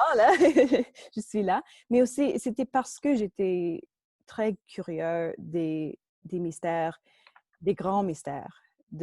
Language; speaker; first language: French; non-native, local second language; English